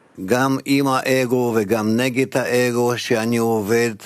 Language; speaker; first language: Hebrew; non-native, fluent; Russian